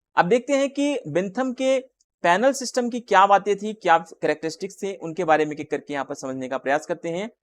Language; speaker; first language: Hindi; native; Hindi